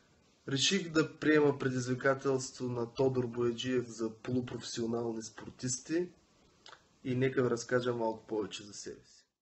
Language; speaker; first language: Bulgarian; native; Bulgarian